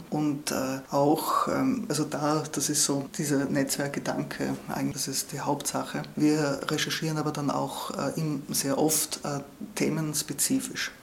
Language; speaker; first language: German; native; German